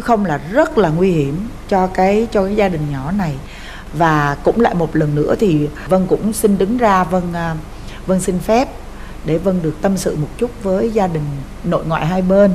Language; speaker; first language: Vietnamese; native; Vietnamese